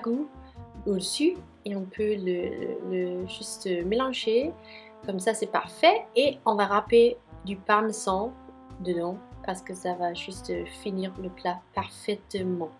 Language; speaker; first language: French; non-native, fluent; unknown